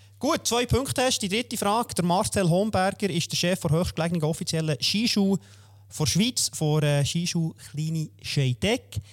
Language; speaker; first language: German; native; German